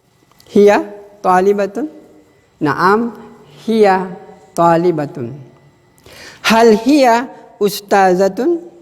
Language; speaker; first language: Arabic; non-native, fluent; Indonesian